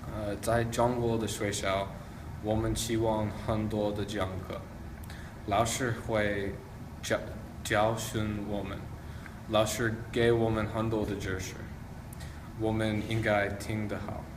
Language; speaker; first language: Chinese; non-native, learner; English